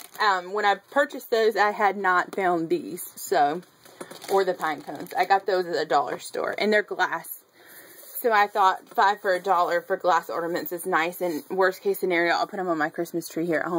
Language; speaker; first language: English; native; English